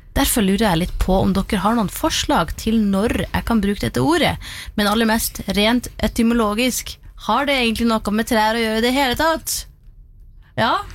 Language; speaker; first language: Norwegian; native; Norwegian